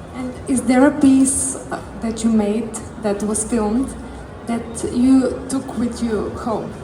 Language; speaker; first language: English; non-native, fluent; Bulgarian